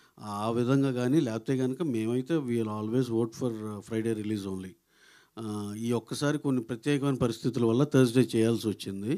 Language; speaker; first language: Telugu; native; Telugu